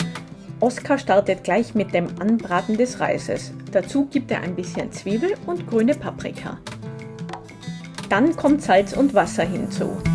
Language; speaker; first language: German; native; German